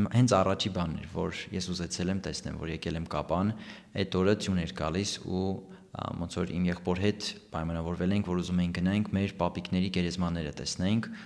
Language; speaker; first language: Armenian; early bilingual, heritage; Armenian